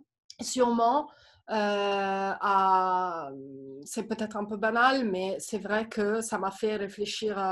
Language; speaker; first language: French; non-native, fluent; Italian